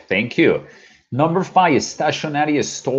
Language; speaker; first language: English; non-native, fluent; Spanish